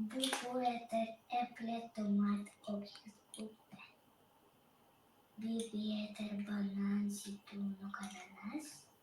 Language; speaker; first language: Swedish; non-native, learner; Russian